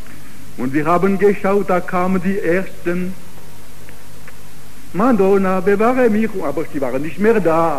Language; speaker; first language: German; non-native, fluent; Italian